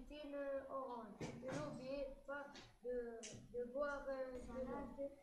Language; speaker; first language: French; non-native, learner; Arabic